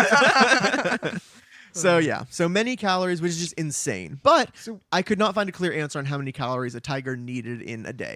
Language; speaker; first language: English; native; English